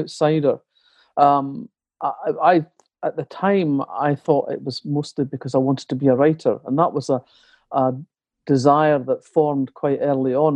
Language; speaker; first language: English; native; English